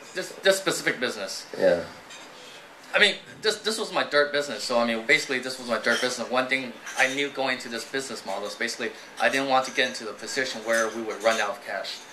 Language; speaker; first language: English; native; English